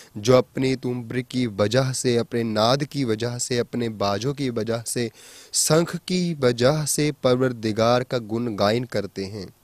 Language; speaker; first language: Hindi; non-native, local second language; Punjabi